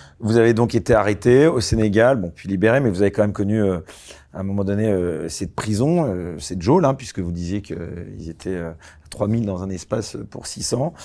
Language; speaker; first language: French; native; French